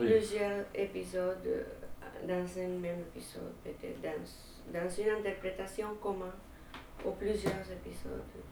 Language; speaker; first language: French; non-native, fluent; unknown